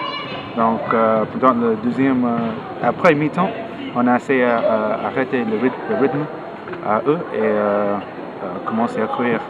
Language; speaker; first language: French; non-native, learner; English